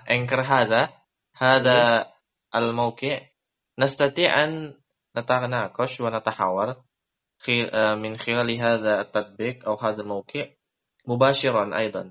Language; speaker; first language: Arabic; non-native, learner; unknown